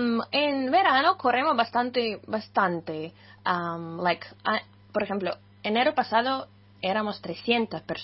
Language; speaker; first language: Spanish; non-native, fluent; Russian